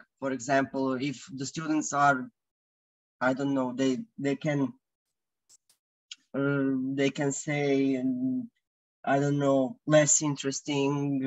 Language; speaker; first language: English; non-native, fluent; Croatian